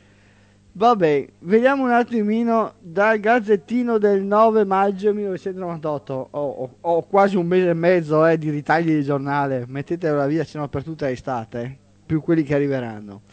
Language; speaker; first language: Italian; native; Italian